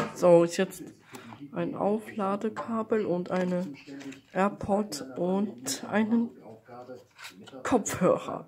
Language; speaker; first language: German; non-native, learner; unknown